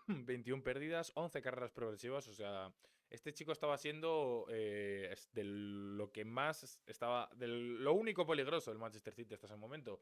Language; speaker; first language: Spanish; native; Spanish